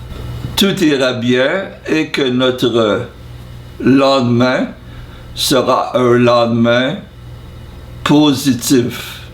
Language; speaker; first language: French; non-native, fluent; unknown